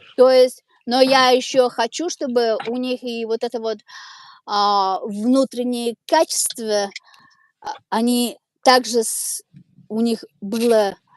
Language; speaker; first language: Russian; native; Russian